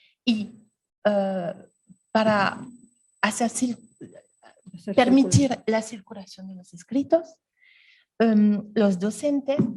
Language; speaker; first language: Spanish; non-native, learner; French